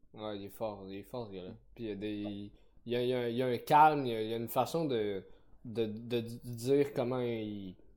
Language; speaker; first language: French; native; French